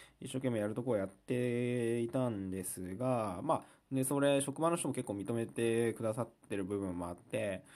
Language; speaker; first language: Japanese; native; Japanese